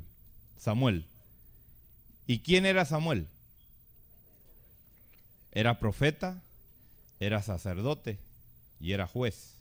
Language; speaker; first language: Spanish; native; Spanish